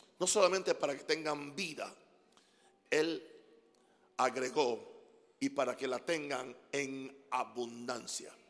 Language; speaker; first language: Spanish; non-native, fluent; English